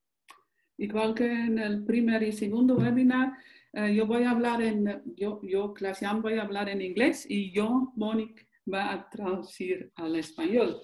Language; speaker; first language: Spanish; non-native, fluent; Dutch